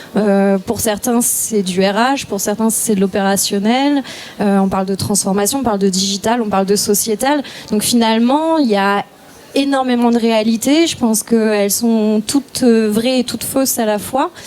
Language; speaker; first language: French; native; French